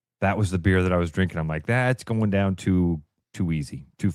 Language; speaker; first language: English; native; English